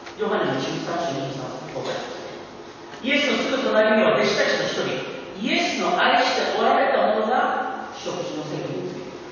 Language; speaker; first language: Japanese; early bilingual, heritage; Japanese